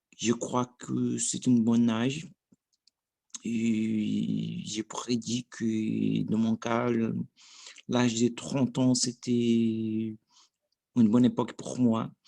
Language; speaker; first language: French; non-native, learner; Portuguese